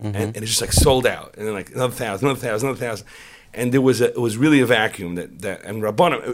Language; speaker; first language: English; native; English